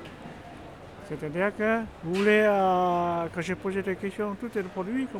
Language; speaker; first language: French; non-native, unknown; Hmong